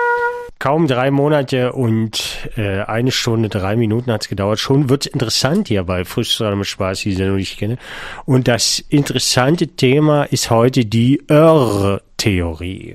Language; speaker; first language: German; native; German